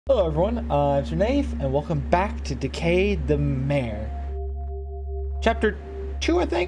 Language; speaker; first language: English; native; English